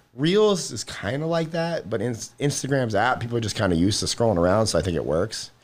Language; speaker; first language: English; native; English